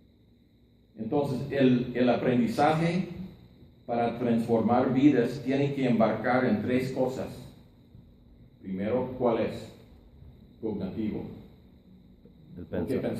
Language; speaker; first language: Spanish; non-native, fluent; English